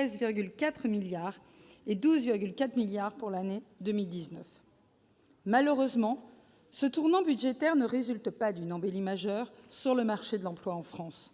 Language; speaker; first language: French; native; French